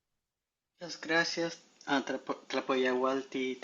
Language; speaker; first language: Spanish; early bilingual, heritage; Spanish